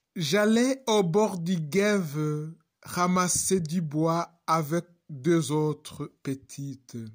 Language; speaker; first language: French; non-native, local second language; Kinyarwanda